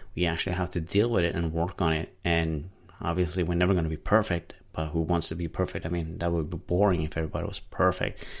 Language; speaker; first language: English; non-native, fluent; Norwegian